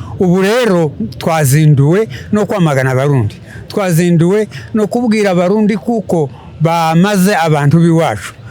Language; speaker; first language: Kinyarwanda; native; Kinyarwanda